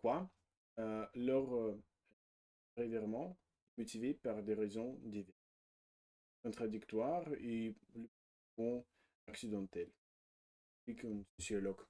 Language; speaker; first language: French; non-native, learner; Russian